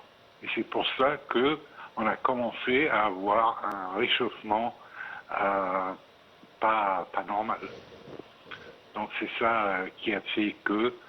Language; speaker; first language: French; non-native, fluent; Arabic